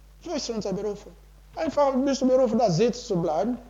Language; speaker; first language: German; non-native, learner; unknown